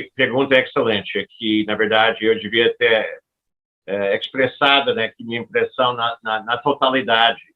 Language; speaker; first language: Portuguese; non-native, fluent; English